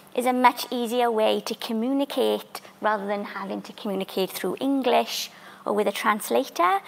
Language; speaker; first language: English; native; English